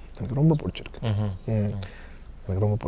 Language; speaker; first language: Tamil; non-native, local second language; Telugu